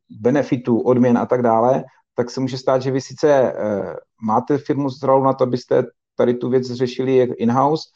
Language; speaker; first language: Czech; native; Czech